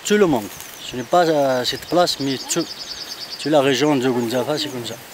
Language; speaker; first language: French; non-native, learner; Berber languages